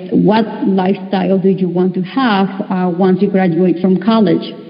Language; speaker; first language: English; non-native, fluent; Spanish